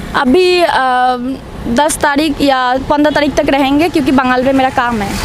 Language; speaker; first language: Hindi; non-native, local second language; Bangla